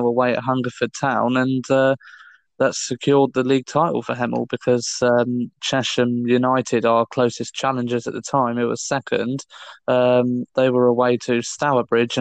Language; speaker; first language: English; native; English